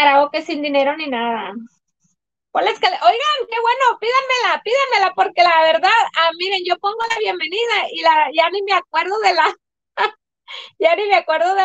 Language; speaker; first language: Spanish; native; Spanish